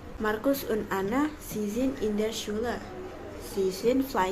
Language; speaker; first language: German; non-native, learner; Indonesian